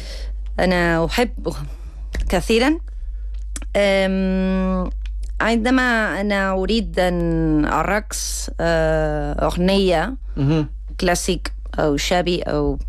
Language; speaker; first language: Arabic; non-native, learner; Spanish